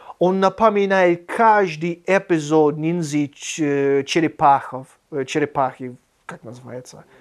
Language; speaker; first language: Russian; non-native, fluent; English